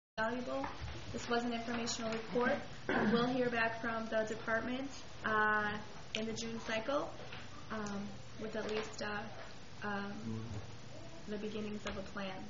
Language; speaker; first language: English; native; English